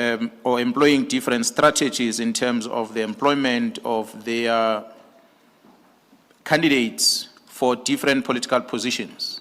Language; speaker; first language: English; non-native, local second language; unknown